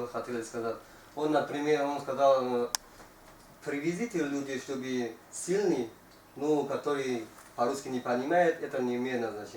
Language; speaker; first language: Russian; non-native, learner; Tajik